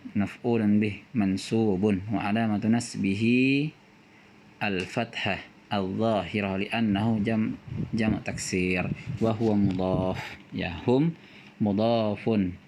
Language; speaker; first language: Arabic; non-native, fluent; Indonesian